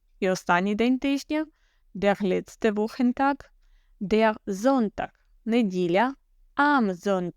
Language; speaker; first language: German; non-native, fluent; Ukrainian